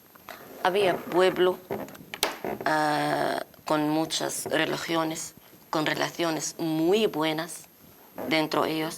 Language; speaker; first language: Spanish; non-native, learner; Arabic